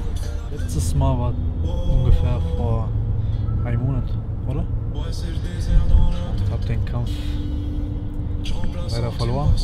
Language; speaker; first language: German; early bilingual, other home language; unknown